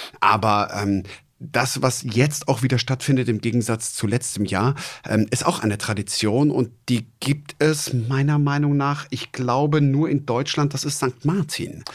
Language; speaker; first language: German; native; German